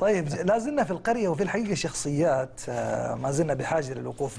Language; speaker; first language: Arabic; native; Arabic